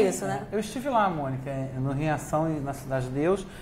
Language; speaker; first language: Portuguese; native; Portuguese